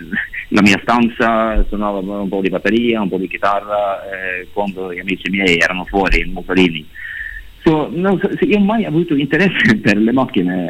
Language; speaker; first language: Italian; non-native, learner; Norwegian